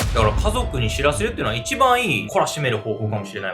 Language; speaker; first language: Japanese; native; Japanese